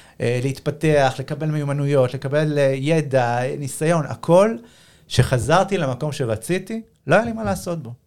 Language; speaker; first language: Hebrew; native; Hebrew